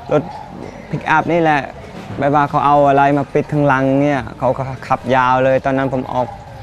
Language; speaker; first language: Thai; non-native, fluent; Khmer